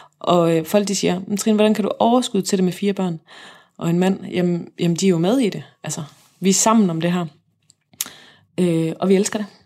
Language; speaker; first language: Danish; native; Danish